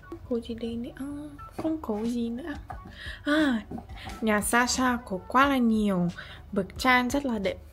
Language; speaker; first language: Vietnamese; non-native, learner; Russian